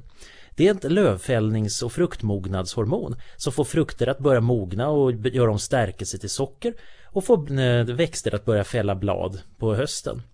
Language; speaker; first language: Swedish; native; Swedish